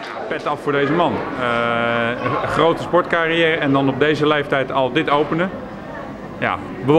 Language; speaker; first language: Dutch; native; Dutch